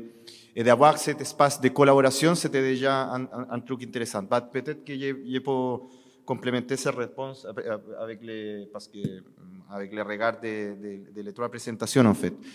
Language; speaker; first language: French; non-native, learner; Spanish